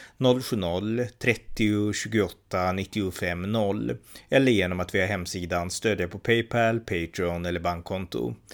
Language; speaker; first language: Swedish; native; Swedish